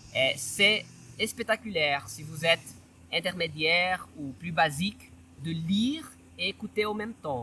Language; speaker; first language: French; non-native, fluent; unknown